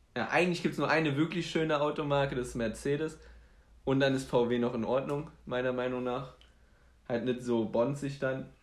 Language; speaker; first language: German; early bilingual, other home language; Polish